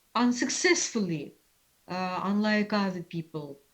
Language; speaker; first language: English; non-native, fluent; Russian